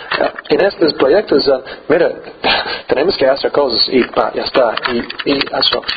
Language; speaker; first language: Spanish; non-native, learner; English